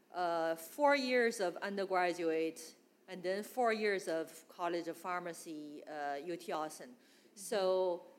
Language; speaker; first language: English; non-native, fluent; Chinese